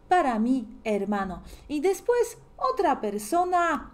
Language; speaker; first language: Spanish; non-native, fluent; Polish